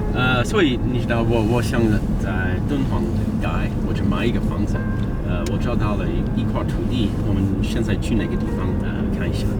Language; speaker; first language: Chinese; non-native, fluent; English